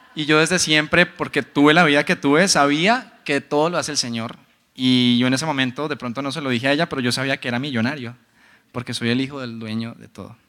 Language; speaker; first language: Spanish; native; Spanish